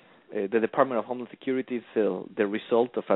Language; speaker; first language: English; non-native, fluent; Spanish